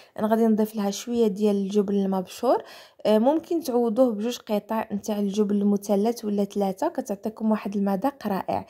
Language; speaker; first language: Arabic; native; Arabic